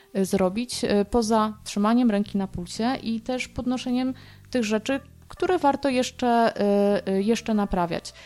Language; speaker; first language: Polish; native; Polish